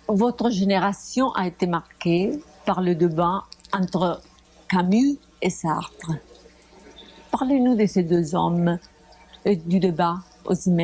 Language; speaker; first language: French; non-native, fluent; Spanish